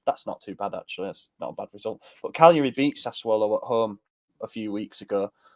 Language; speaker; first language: English; native; English